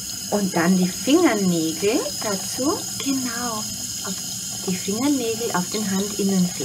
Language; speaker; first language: German; native; German